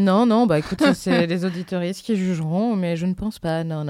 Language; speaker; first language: French; native; French